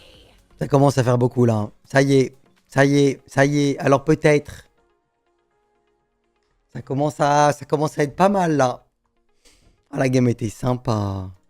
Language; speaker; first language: French; native; French